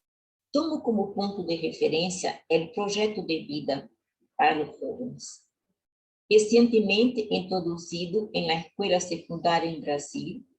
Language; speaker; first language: Spanish; non-native, learner; Portuguese